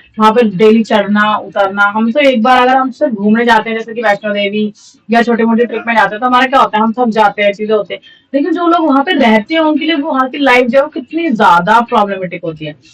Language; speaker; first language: Hindi; native; Hindi